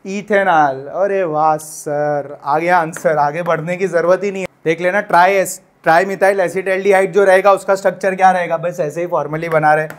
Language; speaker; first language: Hindi; non-native, local second language; Gujarati